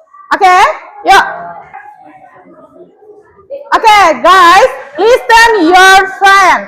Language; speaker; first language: English; non-native, learner; Indonesian